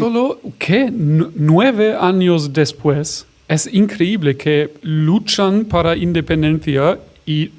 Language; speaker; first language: Spanish; non-native, fluent; German